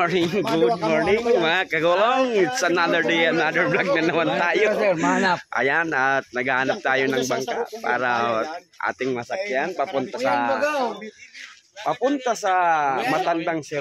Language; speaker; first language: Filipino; non-native, local second language; Bikol